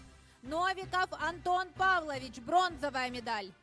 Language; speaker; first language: Russian; native; Russian